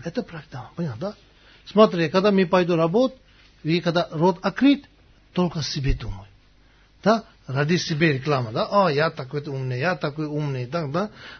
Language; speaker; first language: Russian; non-native, learner; Tibetan